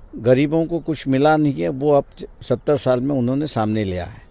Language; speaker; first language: Hindi; non-native, local second language; Marathi